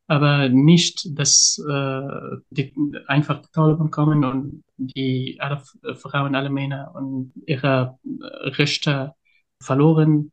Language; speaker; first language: German; non-native, learner; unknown